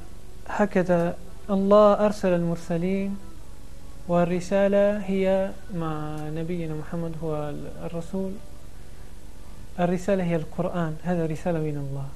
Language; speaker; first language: Arabic; non-native, learner; Italian